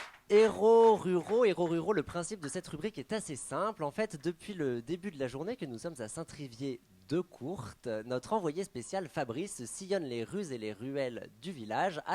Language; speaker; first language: French; native; French